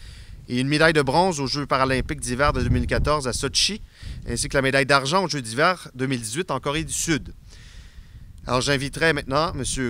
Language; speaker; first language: French; native; French